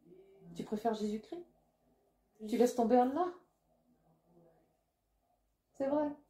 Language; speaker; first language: French; native; French